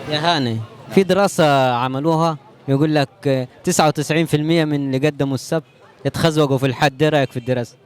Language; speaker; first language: Arabic; native; Arabic